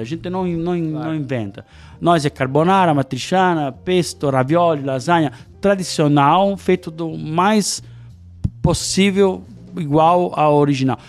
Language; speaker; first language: Portuguese; non-native, fluent; Italian